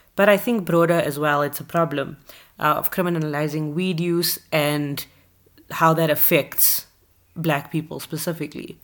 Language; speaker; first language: English; native; English